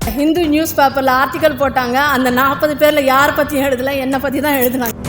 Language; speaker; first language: Tamil; non-native, local second language; Telugu